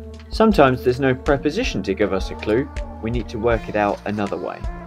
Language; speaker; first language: English; native; English